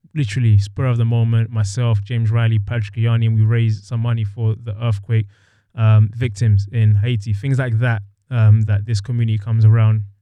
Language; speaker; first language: English; native; English